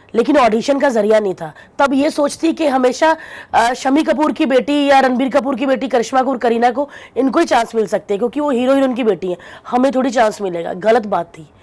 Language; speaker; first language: Hindi; non-native, local second language; Punjabi